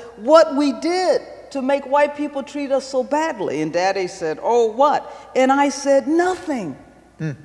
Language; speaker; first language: English; native; English